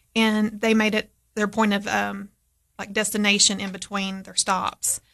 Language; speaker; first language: English; native; English